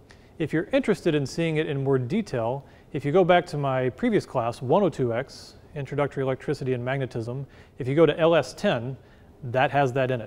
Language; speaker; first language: English; native; English